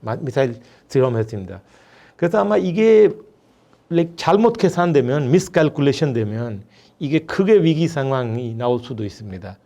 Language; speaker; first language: Korean; non-native, fluent; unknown